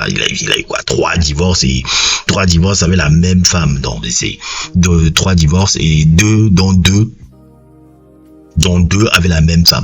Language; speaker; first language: French; native; French